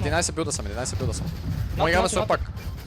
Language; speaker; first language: Bulgarian; native; Bulgarian